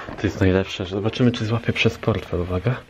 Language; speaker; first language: Polish; native; Polish